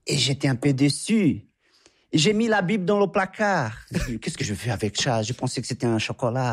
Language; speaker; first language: French; non-native, fluent; Portuguese